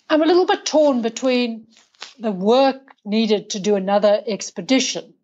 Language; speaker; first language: English; native; English